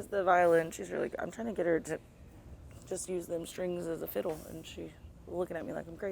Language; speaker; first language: English; native; English